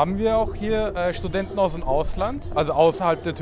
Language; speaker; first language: German; native; German